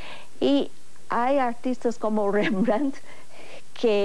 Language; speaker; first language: Spanish; non-native, fluent; English